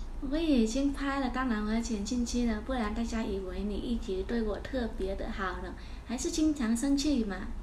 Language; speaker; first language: Chinese; non-native, fluent; Vietnamese